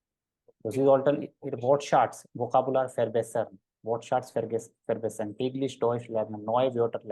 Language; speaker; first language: German; non-native, fluent; Hindi